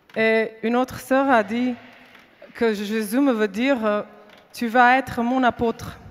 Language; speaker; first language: French; non-native, fluent; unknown